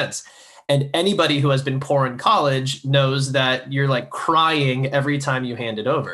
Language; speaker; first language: English; native; English